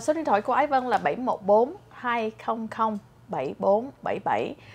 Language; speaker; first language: Vietnamese; early bilingual, heritage; Vietnamese